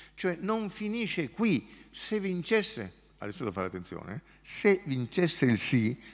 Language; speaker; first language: Italian; native; Italian